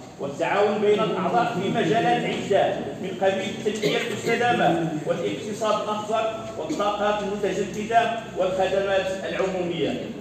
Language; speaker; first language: Arabic; non-native, local second language; Riffian